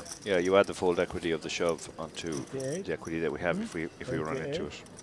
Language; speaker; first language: English; native; English